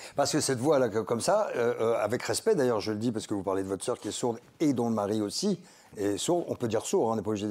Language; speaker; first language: French; native; French